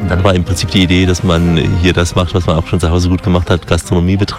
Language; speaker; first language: German; native; German